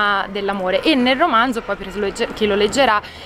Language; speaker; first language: Italian; native; Italian